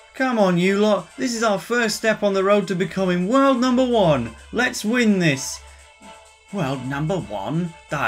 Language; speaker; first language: English; native; English